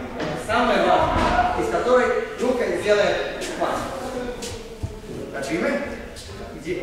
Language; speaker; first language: Russian; non-native, learner; Serbian